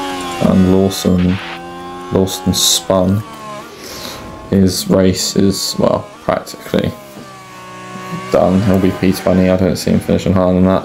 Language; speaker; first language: English; native; English